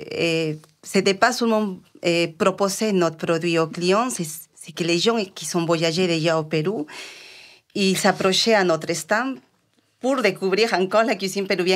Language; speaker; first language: French; non-native, fluent; Spanish